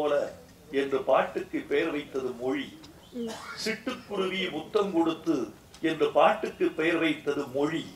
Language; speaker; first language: Tamil; native; Tamil